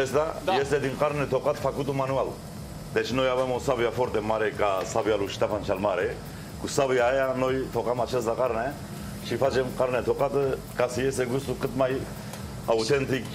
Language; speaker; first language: Romanian; non-native, fluent; Turkish